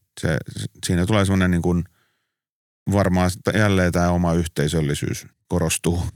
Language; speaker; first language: Finnish; native; Finnish